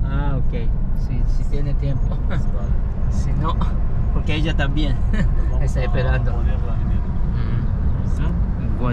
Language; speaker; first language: Spanish; non-native, fluent; Japanese